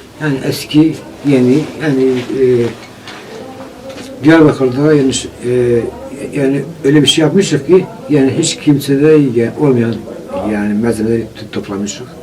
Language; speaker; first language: Turkish; non-native, local second language; Kurdish